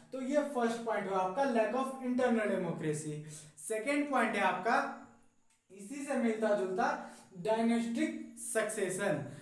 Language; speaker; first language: Hindi; native; Hindi